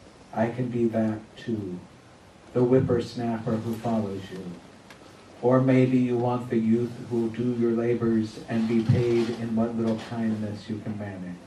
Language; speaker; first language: English; native; English